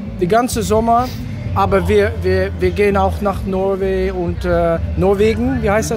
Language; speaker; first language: German; non-native, learner; Dutch